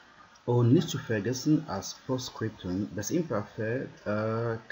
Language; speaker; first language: German; non-native, fluent; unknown